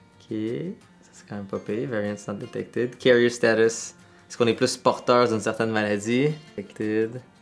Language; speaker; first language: French; early bilingual, other home language; Arabic